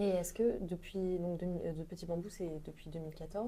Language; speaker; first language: French; native; French